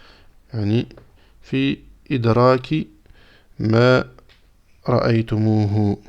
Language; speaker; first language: Arabic; non-native, fluent; French